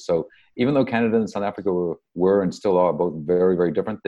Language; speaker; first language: English; native; English